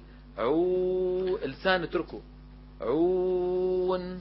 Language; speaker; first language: Arabic; native; Arabic